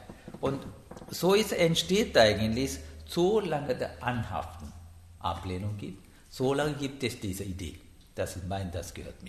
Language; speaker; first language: German; non-native, learner; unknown